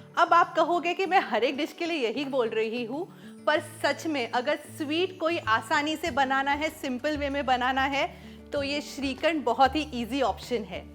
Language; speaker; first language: Hindi; non-native, local second language; Marathi